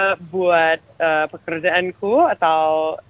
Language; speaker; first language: Indonesian; non-native, fluent; English